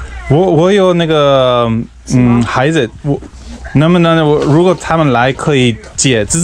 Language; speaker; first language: Chinese; non-native, learner; English